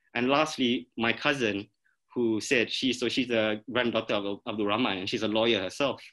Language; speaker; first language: English; non-native, local second language; Malay